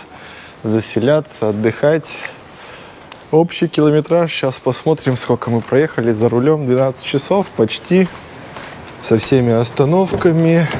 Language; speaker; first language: Russian; native; Russian